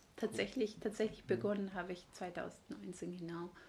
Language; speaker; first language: German; non-native, fluent; Georgian